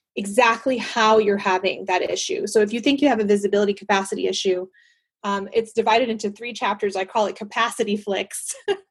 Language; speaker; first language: English; early bilingual, other home language; Spanish